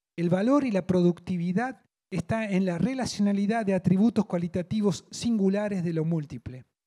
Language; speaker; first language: Spanish; native; Spanish